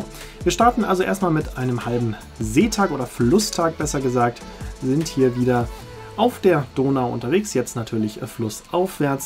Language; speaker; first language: German; native; German